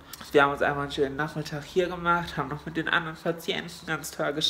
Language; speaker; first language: German; native; German